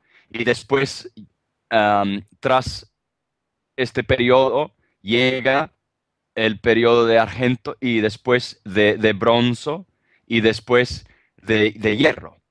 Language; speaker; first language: Spanish; non-native, fluent; Italian